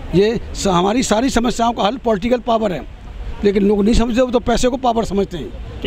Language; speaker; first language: Hindi; native; Hindi